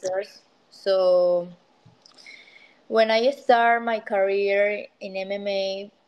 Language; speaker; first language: English; non-native, learner; Spanish